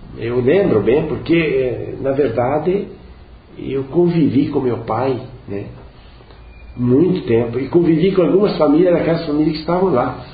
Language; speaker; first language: Portuguese; non-native, local second language; Venetian